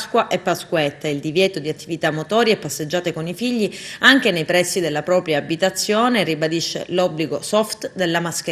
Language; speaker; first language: Italian; native; Italian